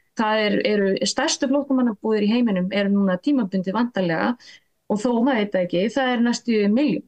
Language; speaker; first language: Icelandic; native; Icelandic